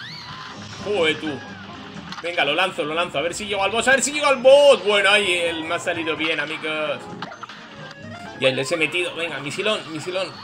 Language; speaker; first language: Spanish; native; Spanish